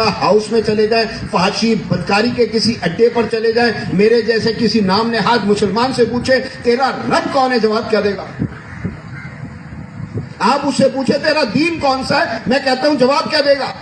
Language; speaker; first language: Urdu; non-native, local second language; Punjabi